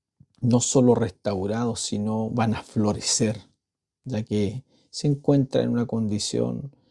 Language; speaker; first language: Spanish; native; Spanish